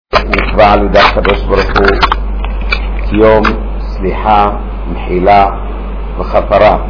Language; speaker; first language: Hebrew; early bilingual, other home language; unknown